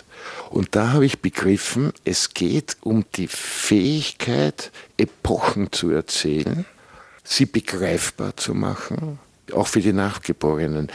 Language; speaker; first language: German; native; German